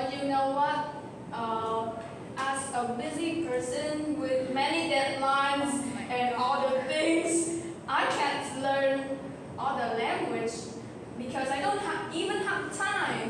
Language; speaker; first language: English; non-native, learner; Vietnamese